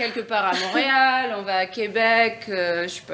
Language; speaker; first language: French; non-native, fluent; Russian